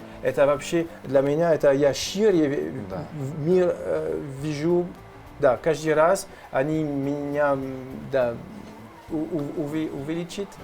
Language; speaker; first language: Russian; non-native, learner; French